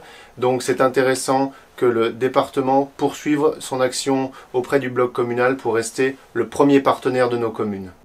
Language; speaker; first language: French; native; French